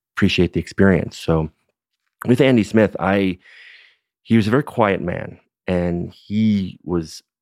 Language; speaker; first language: English; native; English